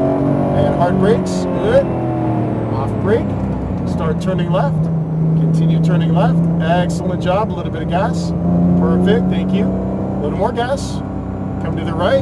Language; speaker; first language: English; native; English